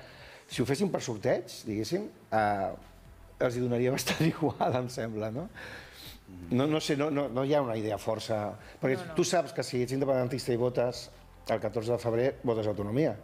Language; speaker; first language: Catalan; native; Catalan